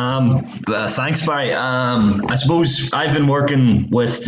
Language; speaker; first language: English; native; English